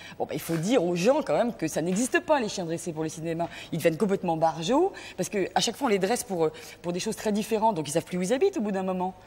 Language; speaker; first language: French; native; French